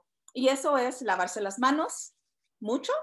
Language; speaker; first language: Spanish; early bilingual, heritage; Spanish